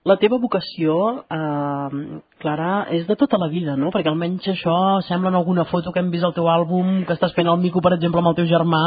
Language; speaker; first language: Catalan; native; Catalan